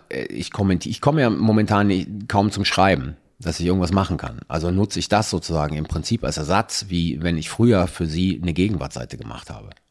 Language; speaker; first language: German; early bilingual, other home language; Italian